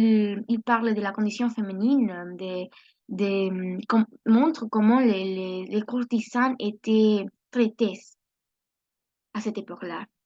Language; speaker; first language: French; non-native, learner; Spanish